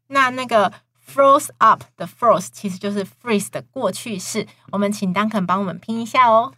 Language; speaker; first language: Chinese; native; Chinese